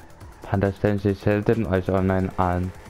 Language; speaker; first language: German; native; German